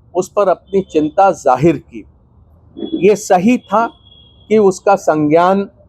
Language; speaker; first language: Hindi; non-native, local second language; Gujarati